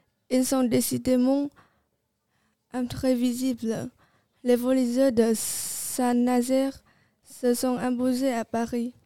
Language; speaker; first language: French; non-native, learner; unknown